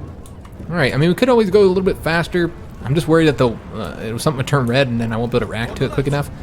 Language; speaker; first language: English; native; English